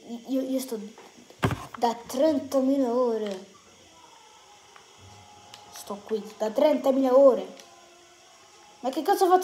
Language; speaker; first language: Italian; native; Italian